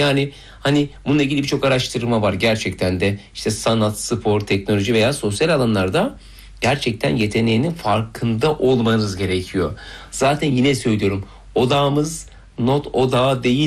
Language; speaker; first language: Turkish; native; Turkish